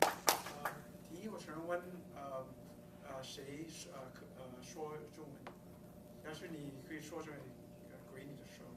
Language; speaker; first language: Chinese; non-native, learner; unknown